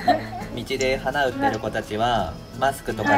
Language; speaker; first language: Japanese; native; Japanese